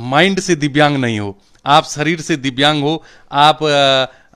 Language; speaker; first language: Hindi; non-native, local second language; Garhwali